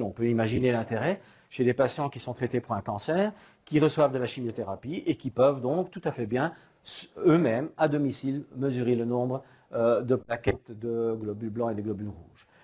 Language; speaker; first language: French; native; French